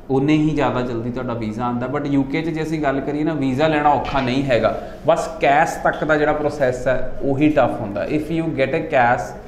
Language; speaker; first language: Punjabi; native; Punjabi